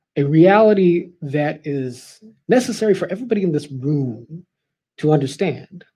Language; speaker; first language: English; native; English